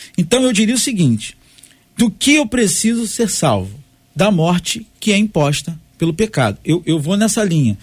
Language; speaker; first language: Portuguese; native; Portuguese